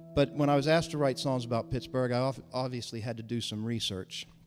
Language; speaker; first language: English; native; English